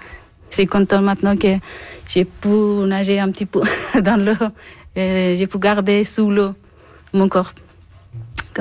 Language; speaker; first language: French; non-native, learner; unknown